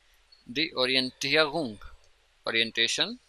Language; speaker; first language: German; non-native, fluent; Urdu